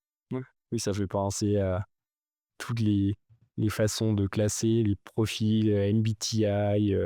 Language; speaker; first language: French; native; French